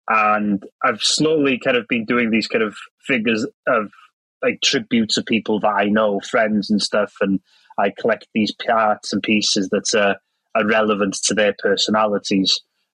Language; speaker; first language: English; non-native, local second language; Welsh